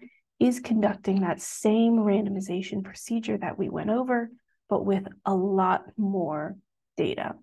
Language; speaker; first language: English; native; English